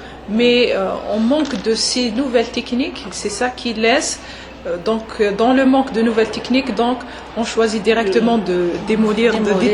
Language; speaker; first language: French; non-native, local second language; Arabic